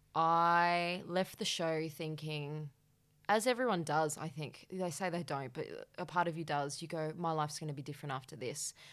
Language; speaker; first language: English; native; English